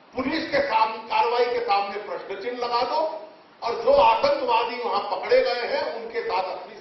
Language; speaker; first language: Hindi; native; Hindi